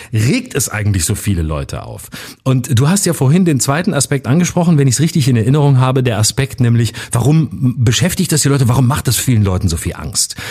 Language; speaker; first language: German; native; German